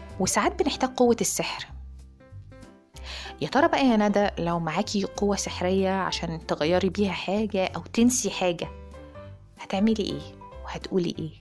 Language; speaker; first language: Arabic; native; Arabic